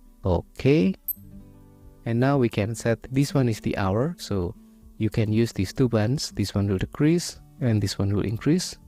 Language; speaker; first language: English; non-native, fluent; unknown